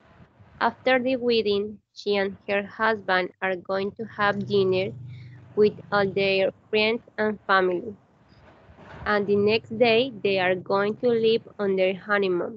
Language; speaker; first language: English; non-native, learner; Spanish